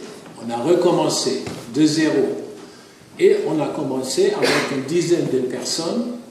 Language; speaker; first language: French; non-native, fluent; German